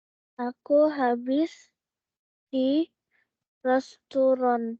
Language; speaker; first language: Indonesian; non-native, learner; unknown